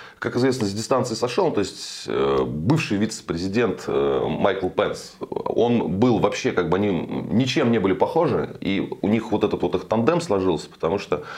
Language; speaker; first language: Russian; native; Russian